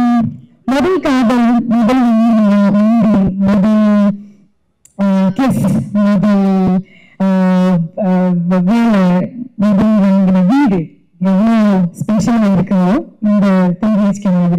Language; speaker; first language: Tamil; non-native, learner; English